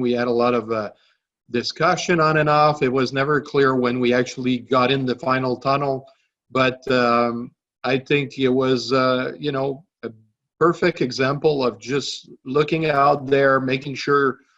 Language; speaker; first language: English; non-native, local second language; French